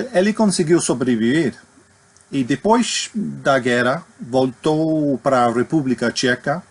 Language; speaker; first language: Portuguese; non-native, fluent; English